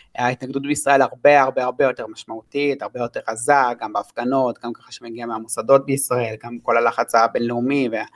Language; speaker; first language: Hebrew; native; Hebrew